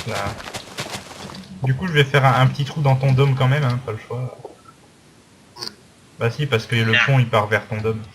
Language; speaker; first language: French; native; French